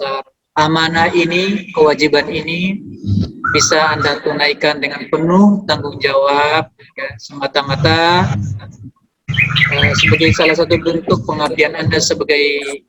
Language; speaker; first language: Malay; native; Malay